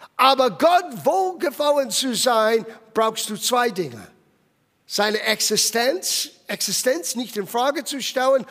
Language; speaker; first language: German; non-native, fluent; English